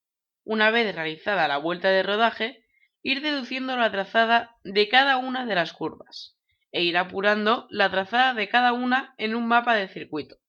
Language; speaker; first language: Spanish; native; Spanish